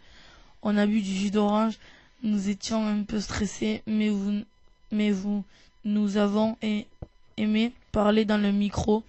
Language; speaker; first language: French; native; French